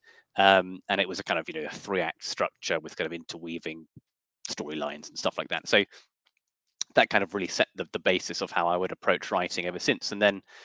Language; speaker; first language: English; native; English